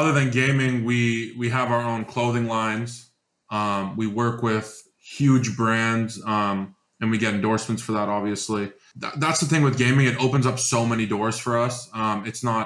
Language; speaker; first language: English; native; English